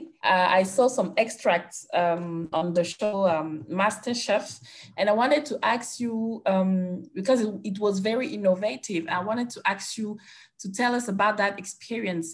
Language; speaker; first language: English; non-native, local second language; French